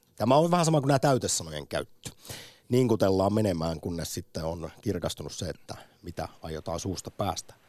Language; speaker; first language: Finnish; native; Finnish